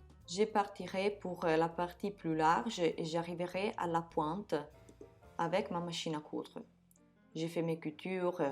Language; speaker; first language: French; non-native, fluent; Italian